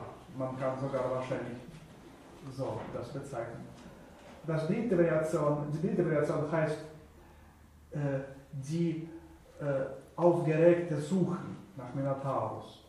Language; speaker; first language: German; non-native, fluent; Russian